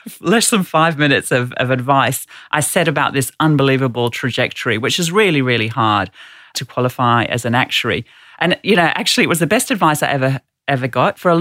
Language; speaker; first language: English; native; English